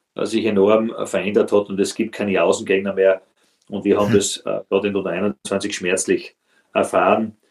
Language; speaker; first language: German; native; German